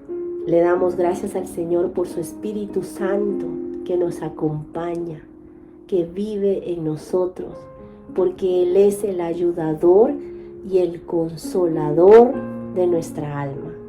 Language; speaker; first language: Spanish; native; Spanish